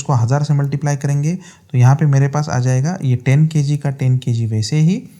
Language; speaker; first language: Hindi; non-native, local second language; Marathi